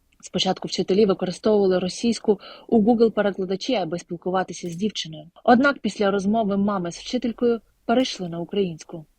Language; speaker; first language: Ukrainian; native; Ukrainian